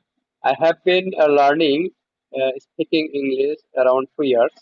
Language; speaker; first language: English; non-native, learner; Bangla